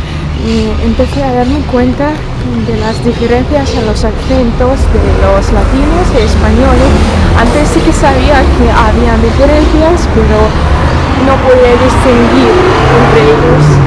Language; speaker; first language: Spanish; non-native, fluent; Russian